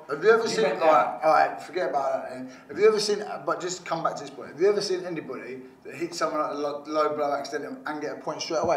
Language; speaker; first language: English; native; English